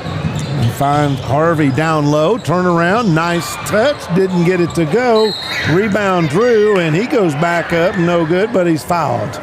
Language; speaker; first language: English; native; English